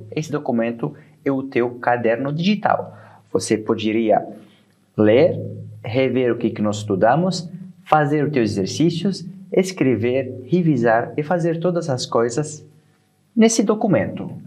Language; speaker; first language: Portuguese; non-native, fluent; Arabic